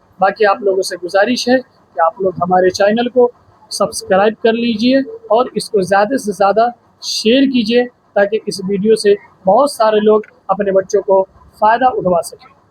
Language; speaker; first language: Hindi; native; Hindi